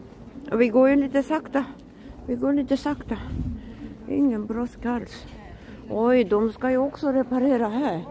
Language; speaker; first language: Swedish; non-native, fluent; Japanese